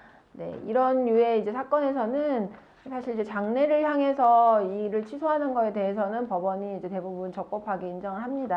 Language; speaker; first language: Korean; native; Korean